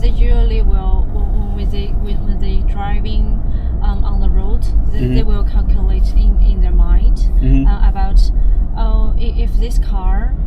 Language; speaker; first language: English; non-native, learner; Chinese